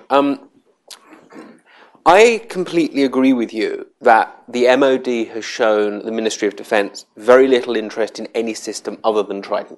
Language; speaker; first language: English; native; English